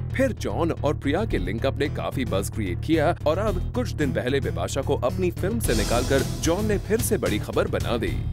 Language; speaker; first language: Hindi; native; Hindi